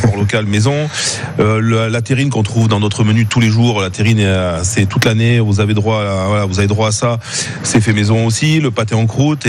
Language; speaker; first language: French; native; French